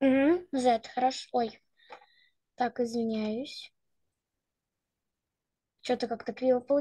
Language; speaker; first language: Russian; native; Russian